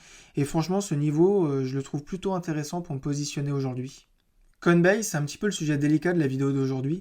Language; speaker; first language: French; native; French